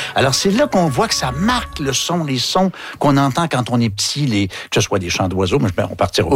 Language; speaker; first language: French; native; French